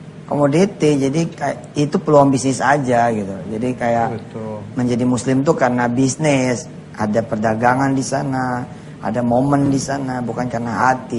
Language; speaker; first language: Indonesian; non-native, local second language; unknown